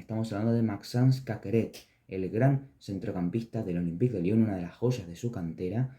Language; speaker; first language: Spanish; native; Spanish